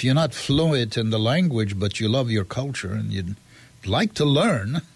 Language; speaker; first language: English; early bilingual, other home language; French